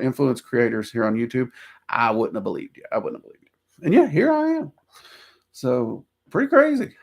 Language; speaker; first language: English; native; English